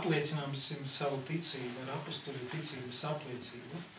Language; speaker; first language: Latvian; native; Latvian